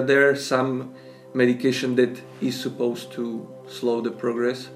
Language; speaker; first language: English; non-native, fluent; Slovak